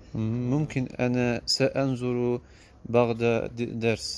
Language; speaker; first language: Arabic; non-native, learner; Tatar